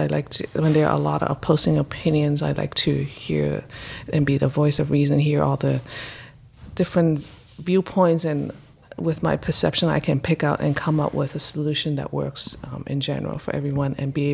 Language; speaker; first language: English; non-native, local second language; Cantonese